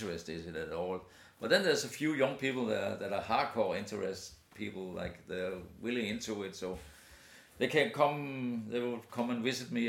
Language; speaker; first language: English; non-native, fluent; Danish